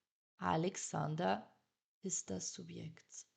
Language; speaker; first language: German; non-native, fluent; French